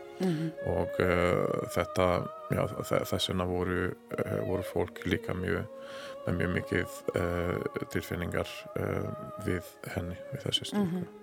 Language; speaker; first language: Icelandic; non-native, learner; Hungarian